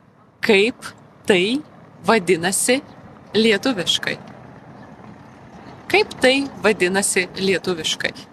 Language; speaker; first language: Lithuanian; non-native, learner; Russian